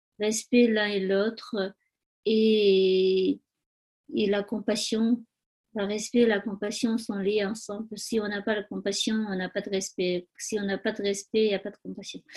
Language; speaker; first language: French; non-native, learner; Tibetan